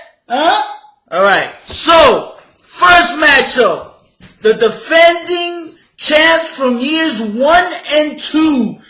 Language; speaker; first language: English; native; English